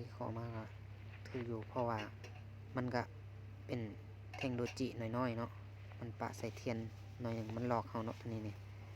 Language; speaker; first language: Thai; native; Thai